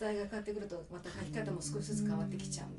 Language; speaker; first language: Japanese; native; Japanese